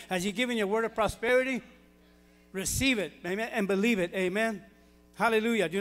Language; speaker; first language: English; early bilingual, other home language; Spanish